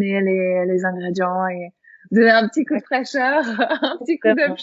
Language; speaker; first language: French; native; French